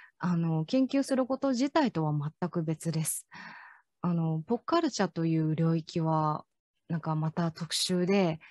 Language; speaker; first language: Japanese; non-native, fluent; Chinese